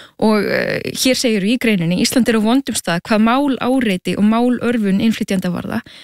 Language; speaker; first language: Icelandic; native; Icelandic